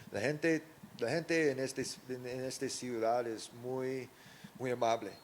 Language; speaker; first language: Spanish; early bilingual, heritage; English